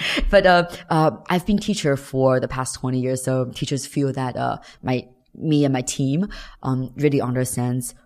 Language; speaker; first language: English; non-native, fluent; Chinese